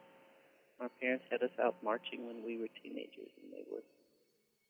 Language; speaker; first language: English; native; English